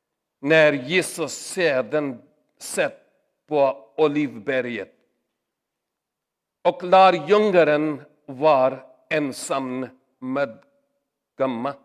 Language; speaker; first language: Swedish; non-native, learner; Urdu